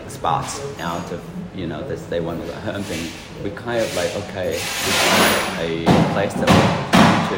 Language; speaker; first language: English; non-native, fluent; Vietnamese